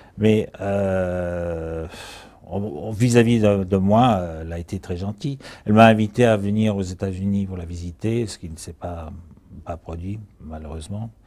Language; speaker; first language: French; early bilingual, other home language; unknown